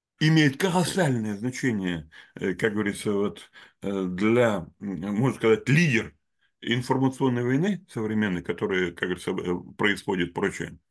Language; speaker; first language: Russian; native; Russian